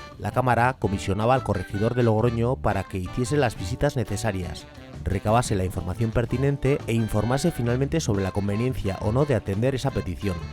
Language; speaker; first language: Spanish; native; Spanish